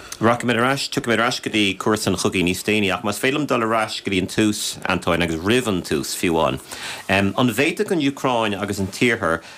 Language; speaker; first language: Irish; native; Irish